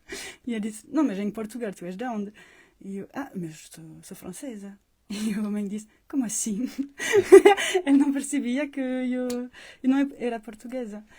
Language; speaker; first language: Portuguese; non-native, fluent; French